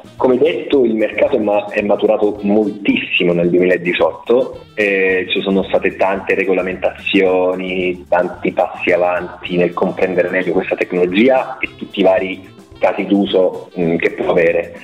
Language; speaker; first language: Italian; native; Italian